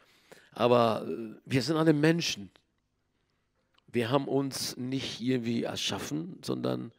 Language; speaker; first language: German; non-native, learner; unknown